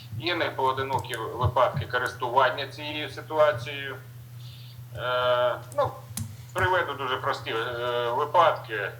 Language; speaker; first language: Ukrainian; non-native, local second language; Russian